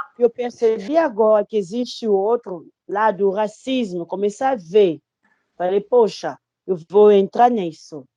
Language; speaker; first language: Portuguese; non-native, fluent; Lingala